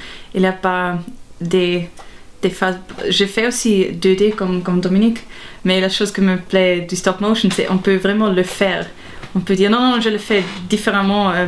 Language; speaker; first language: French; non-native, local second language; German